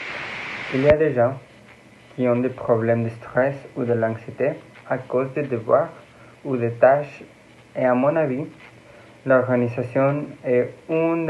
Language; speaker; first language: French; non-native, learner; Spanish